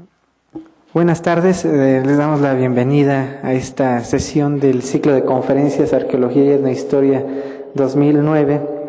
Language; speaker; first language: Spanish; native; Spanish